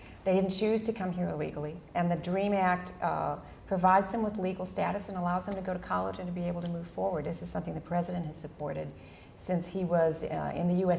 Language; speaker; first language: English; early bilingual, other home language; Spanish